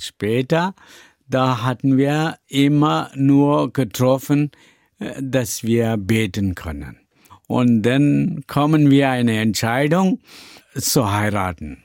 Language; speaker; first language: German; non-native, learner; Tamil